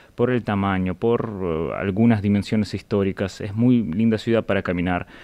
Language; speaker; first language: Spanish; non-native, fluent; Russian